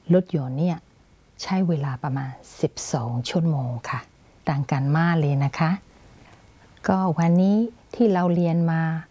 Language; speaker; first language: Thai; non-native, fluent; Burmese